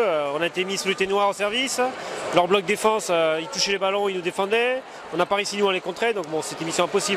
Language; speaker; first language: French; native; French